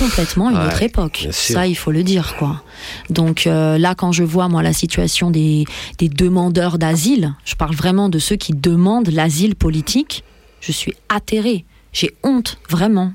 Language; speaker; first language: French; early bilingual, other home language; Persian